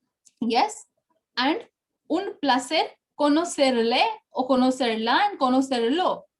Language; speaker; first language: Spanish; non-native, fluent; Bangla